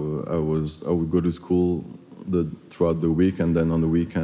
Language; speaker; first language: English; non-native, fluent; French